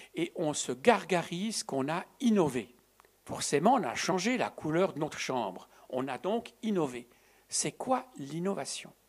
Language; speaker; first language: French; native; French